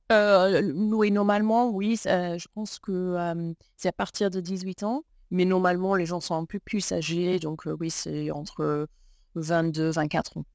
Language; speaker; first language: French; non-native, fluent; English